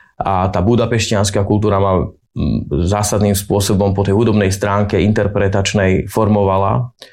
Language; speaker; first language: Slovak; native; Slovak